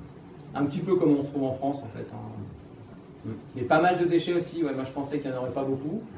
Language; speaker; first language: French; native; French